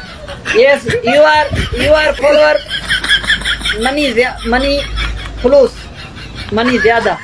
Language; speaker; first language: English; non-native, learner; Urdu